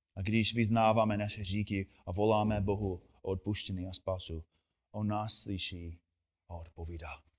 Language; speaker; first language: Czech; non-native, fluent; English